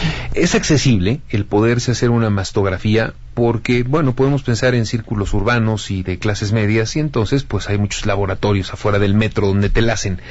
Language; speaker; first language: Spanish; native; Spanish